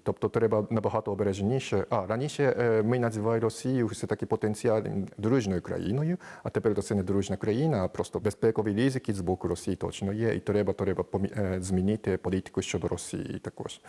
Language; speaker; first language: Ukrainian; non-native, fluent; Japanese